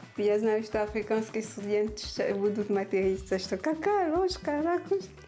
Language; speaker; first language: Russian; non-native, fluent; French